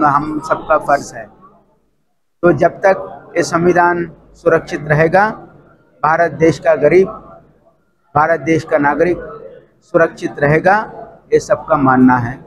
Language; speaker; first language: Hindi; non-native, local second language; Kannada